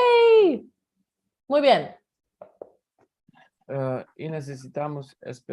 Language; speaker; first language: Spanish; non-native, learner; English